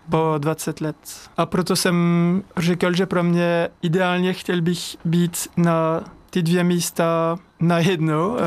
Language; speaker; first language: Czech; non-native, learner; French